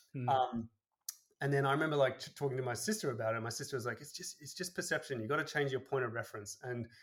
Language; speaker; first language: English; native; English